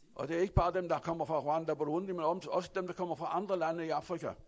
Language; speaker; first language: Danish; non-native, fluent; Rundi